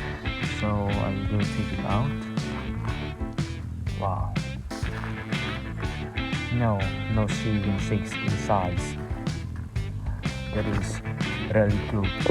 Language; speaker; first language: English; non-native, learner; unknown